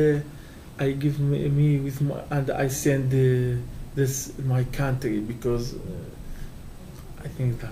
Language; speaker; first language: English; non-native, learner; Kurdish